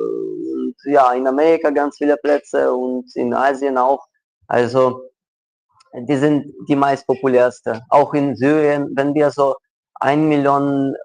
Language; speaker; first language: German; non-native, local second language; Ukrainian